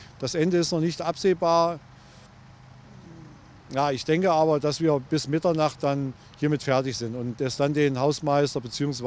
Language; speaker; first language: German; native; German